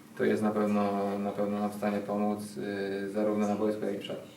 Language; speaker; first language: Polish; native; Polish